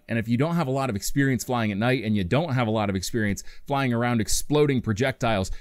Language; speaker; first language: English; native; English